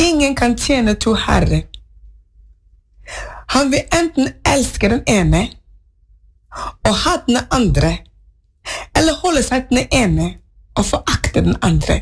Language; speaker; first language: Norwegian; non-native, learner; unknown